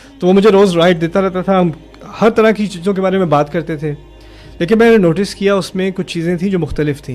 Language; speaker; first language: Urdu; early bilingual, heritage; Urdu